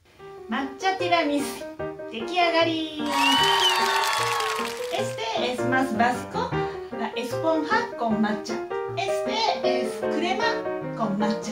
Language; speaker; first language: Spanish; non-native, learner; Japanese